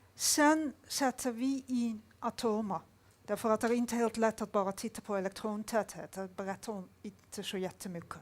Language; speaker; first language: Swedish; non-native, fluent; Dutch